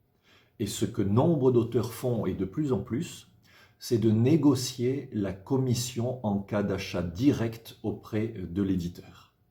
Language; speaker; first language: French; native; French